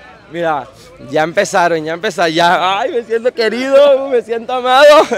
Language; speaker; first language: Spanish; native; Spanish